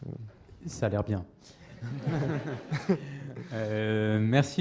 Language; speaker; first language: French; native; French